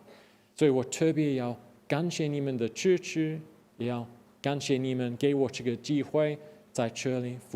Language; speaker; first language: Chinese; non-native, fluent; English